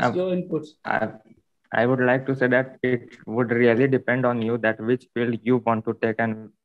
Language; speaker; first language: English; non-native, local second language; Hindi